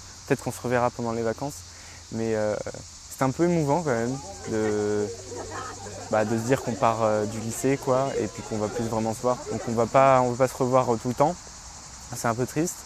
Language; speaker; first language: French; native; French